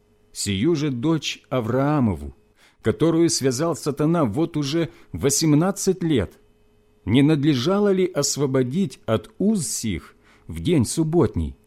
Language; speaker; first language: Russian; native; Russian